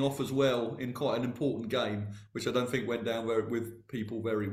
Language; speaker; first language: English; native; English